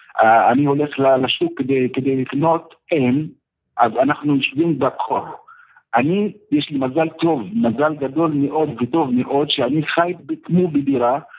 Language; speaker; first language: Hebrew; non-native, fluent; Arabic